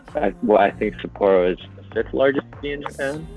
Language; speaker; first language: English; non-native, fluent; Japanese